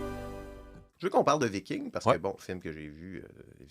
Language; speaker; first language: French; native; French